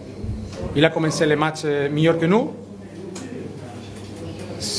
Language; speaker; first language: French; non-native, learner; Spanish